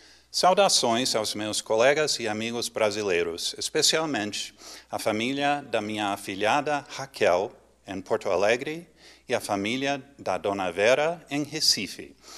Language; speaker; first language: Portuguese; non-native, fluent; English